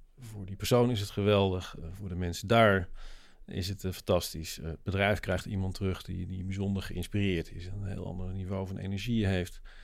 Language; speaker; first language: Dutch; native; Dutch